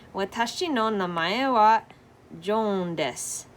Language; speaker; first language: Japanese; non-native, learner; English